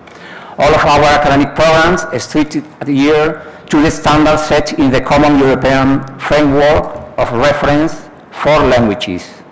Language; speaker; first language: English; non-native, fluent; Spanish